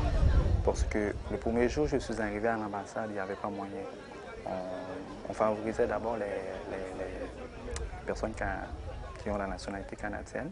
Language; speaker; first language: French; non-native, local second language; Haitian Creole